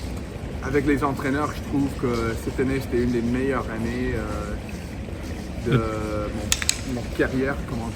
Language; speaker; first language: French; non-native, fluent; English